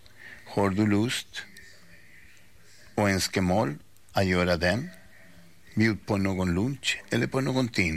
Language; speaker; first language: Swedish; non-native, learner; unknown